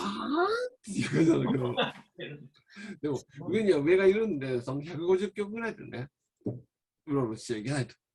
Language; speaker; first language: Japanese; native; Japanese